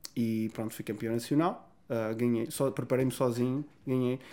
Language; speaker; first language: Portuguese; native; Portuguese